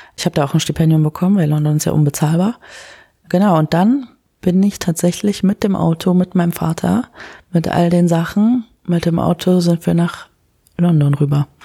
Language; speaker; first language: German; early bilingual, other home language; Kurdish